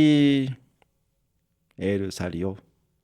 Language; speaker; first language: Spanish; non-native, learner; Japanese